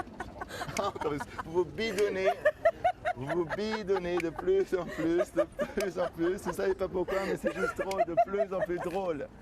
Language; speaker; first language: French; native; French